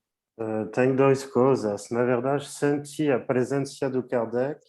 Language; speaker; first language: Portuguese; non-native, fluent; French